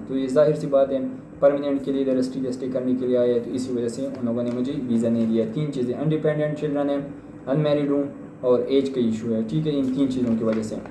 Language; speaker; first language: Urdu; non-native, local second language; Pashto